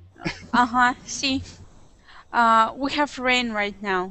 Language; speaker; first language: English; non-native, learner; Russian